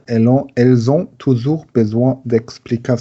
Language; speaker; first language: French; non-native, learner; German